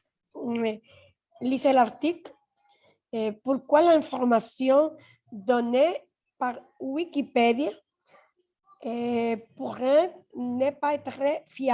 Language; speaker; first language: French; non-native, learner; Spanish